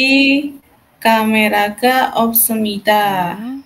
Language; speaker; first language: Korean; non-native, learner; Indonesian